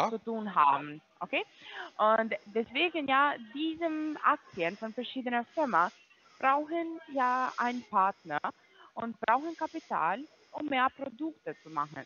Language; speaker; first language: German; non-native, fluent; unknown